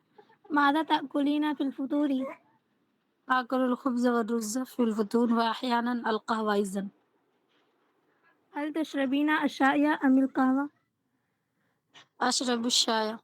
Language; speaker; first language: Arabic; non-native, learner; Urdu